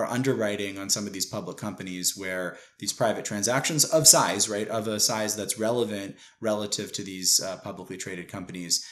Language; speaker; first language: English; native; English